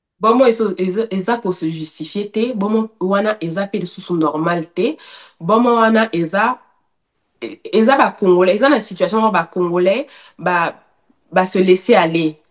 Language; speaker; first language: Lingala; native; Lingala